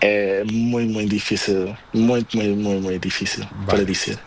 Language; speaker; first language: Spanish; non-native, learner; Portuguese